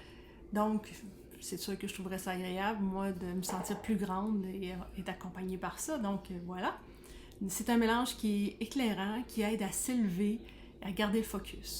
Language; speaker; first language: French; native; French